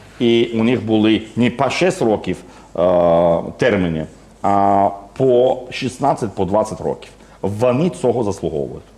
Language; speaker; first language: Ukrainian; non-native, fluent; Georgian